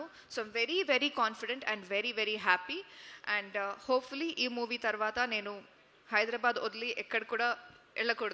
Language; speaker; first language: Telugu; non-native, learner; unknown